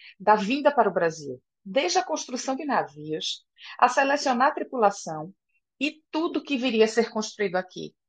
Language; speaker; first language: Portuguese; native; Portuguese